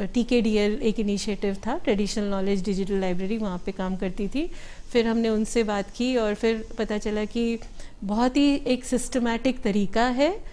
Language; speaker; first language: Hindi; native; Hindi